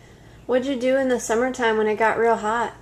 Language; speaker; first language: English; native; English